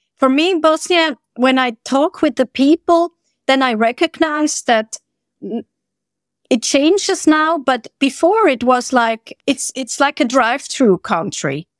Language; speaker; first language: English; non-native, fluent; German